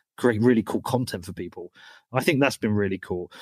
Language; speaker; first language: English; native; English